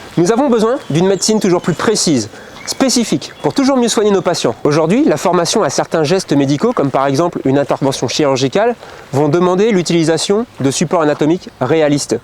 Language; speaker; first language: French; native; French